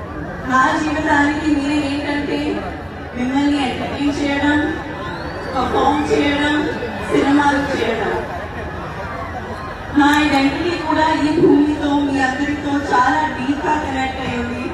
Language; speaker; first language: Telugu; non-native, learner; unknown